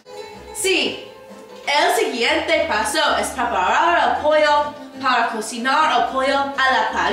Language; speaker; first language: Spanish; non-native, learner; English